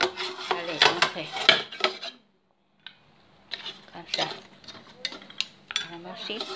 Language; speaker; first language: French; non-native, learner; Vietnamese